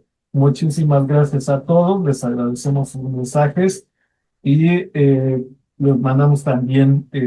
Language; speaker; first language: Spanish; native; Spanish